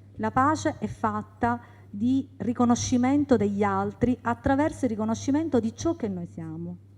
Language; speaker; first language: Italian; native; Italian